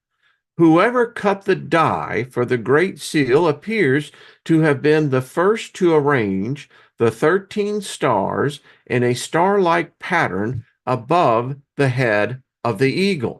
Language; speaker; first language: English; native; English